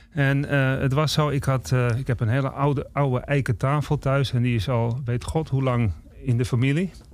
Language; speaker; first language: Dutch; native; Dutch